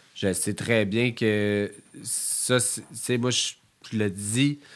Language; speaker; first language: French; native; French